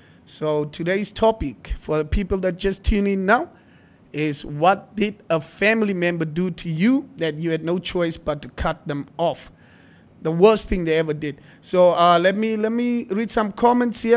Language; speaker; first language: English; non-native, local second language; Afrikaans